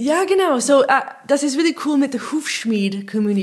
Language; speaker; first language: German; non-native, learner; English